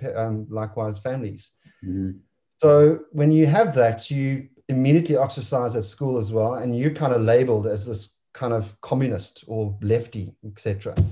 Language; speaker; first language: English; native; English